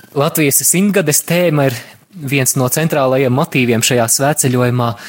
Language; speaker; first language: Latvian; native; Latvian